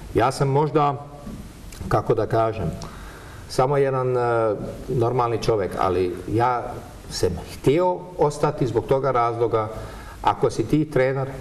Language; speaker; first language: Croatian; early bilingual, heritage; Croatian